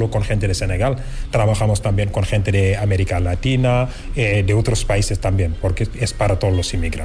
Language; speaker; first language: Spanish; non-native, fluent; Wolof